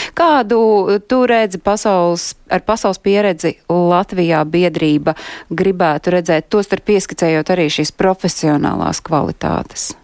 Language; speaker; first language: Latvian; native; Latvian